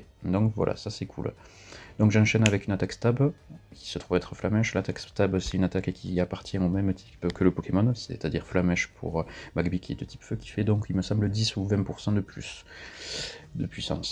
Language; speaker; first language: French; native; French